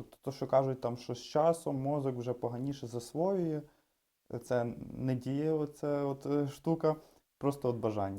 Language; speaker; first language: Ukrainian; native; Ukrainian